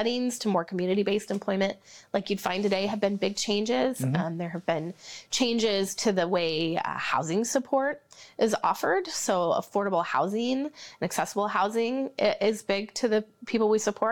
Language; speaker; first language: English; native; English